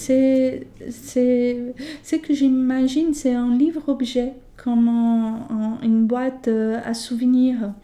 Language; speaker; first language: French; non-native, fluent; Portuguese